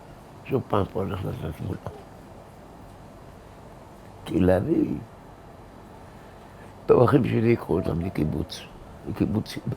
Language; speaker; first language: Hebrew; early bilingual, other home language; Arabic